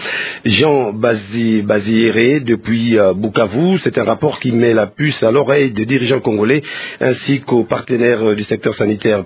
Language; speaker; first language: French; non-native, local second language; Lingala